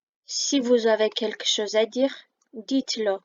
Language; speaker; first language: French; non-native, fluent; Armenian